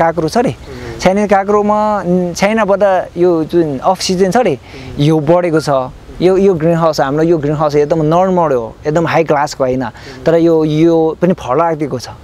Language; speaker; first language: Nepali; non-native, learner; Chinese